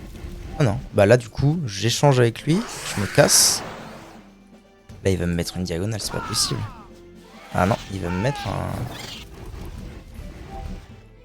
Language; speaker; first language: French; native; French